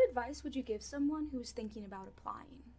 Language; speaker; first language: English; native; English